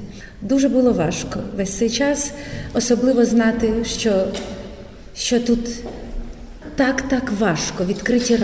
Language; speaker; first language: Ukrainian; native; Ukrainian